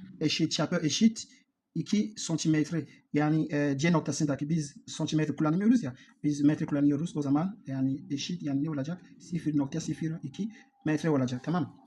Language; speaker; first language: Turkish; non-native, learner; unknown